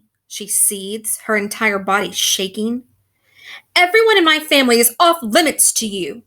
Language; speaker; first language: English; native; English